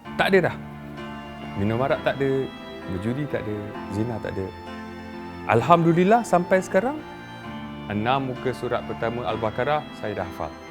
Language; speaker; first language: Malay; native; Malay